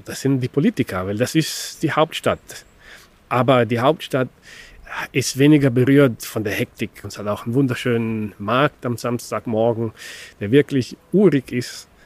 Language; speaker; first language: German; non-native, local second language; Italian